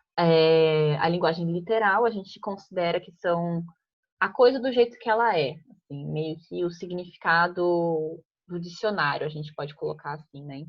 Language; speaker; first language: Portuguese; native; Portuguese